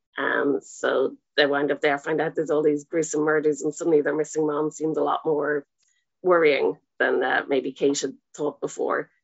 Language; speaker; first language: English; native; English